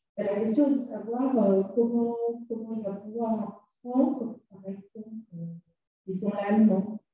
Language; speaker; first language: French; native; French